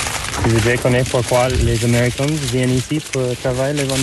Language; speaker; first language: French; non-native, learner; English